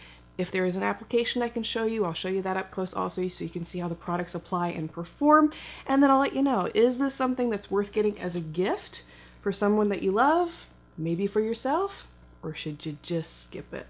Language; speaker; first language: English; native; English